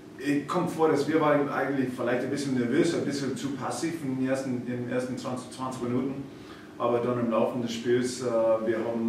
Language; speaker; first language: German; non-native, fluent; English